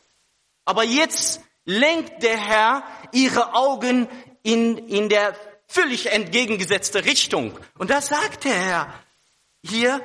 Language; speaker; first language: German; non-native, fluent; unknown